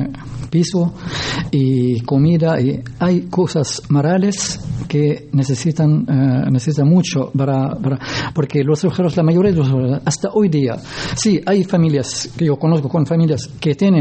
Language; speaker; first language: Spanish; non-native, learner; Arabic